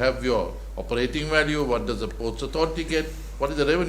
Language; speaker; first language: English; non-native, local second language; Sinhala